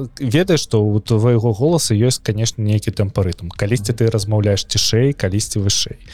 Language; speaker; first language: Belarusian; non-native, local second language; Russian